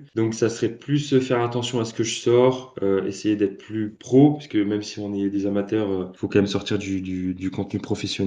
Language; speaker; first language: French; native; French